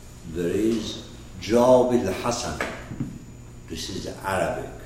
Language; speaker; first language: English; non-native, fluent; Persian